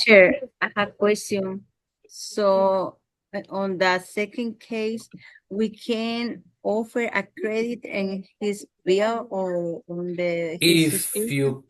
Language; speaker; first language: English; non-native, learner; Spanish